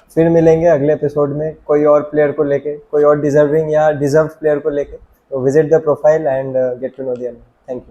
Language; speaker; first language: Hindi; non-native, local second language; Bangla